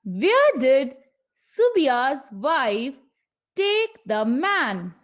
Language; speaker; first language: English; non-native, local second language; Punjabi